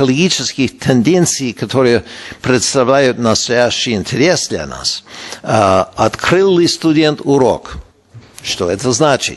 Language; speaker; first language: Russian; non-native, fluent; English